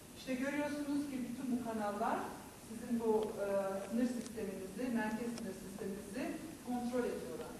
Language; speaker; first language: Turkish; native; Turkish